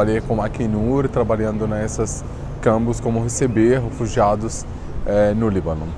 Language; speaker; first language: Portuguese; non-native, fluent; Arabic